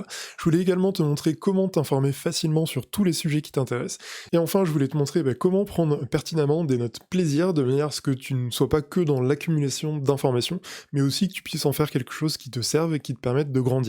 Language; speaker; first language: French; native; French